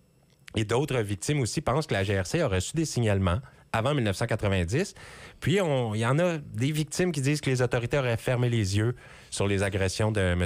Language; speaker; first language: French; native; French